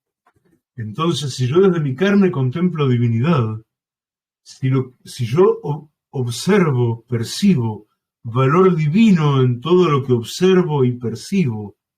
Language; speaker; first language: Spanish; native; Spanish